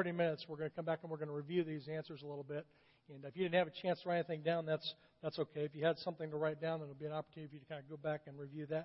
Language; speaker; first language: English; native; English